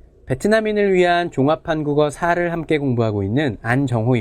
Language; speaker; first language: Korean; native; Korean